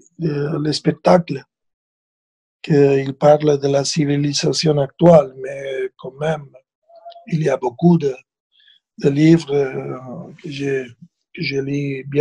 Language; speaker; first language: French; non-native, fluent; Spanish